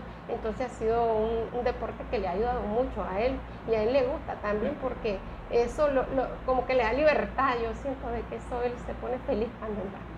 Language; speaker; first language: Spanish; native; Spanish